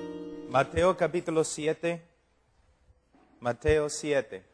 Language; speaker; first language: Spanish; non-native, fluent; English